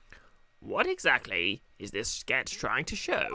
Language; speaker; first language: English; native; English